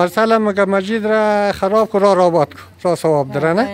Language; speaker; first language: Persian; native; Persian